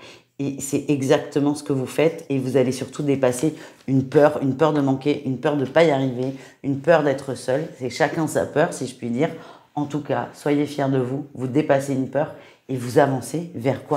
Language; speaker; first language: French; native; French